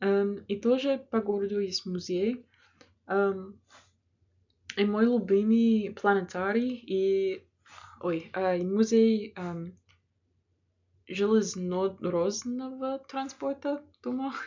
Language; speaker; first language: Russian; non-native, learner; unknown